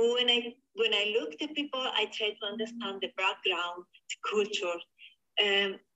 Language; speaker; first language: English; non-native, learner; Spanish